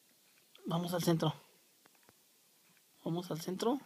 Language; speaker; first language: Spanish; native; Spanish